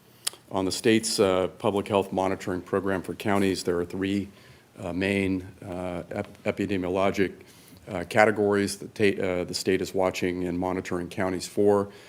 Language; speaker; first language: English; native; English